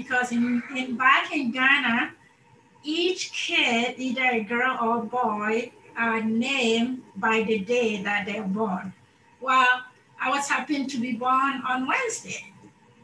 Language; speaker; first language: English; non-native, local second language; Akan